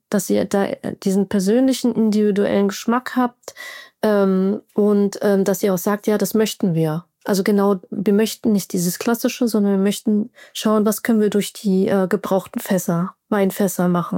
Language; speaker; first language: German; native; German